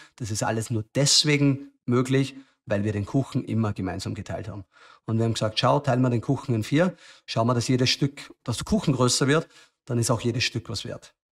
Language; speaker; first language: German; native; German